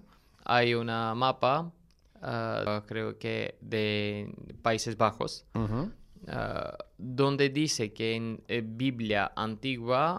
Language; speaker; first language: Spanish; non-native, learner; Armenian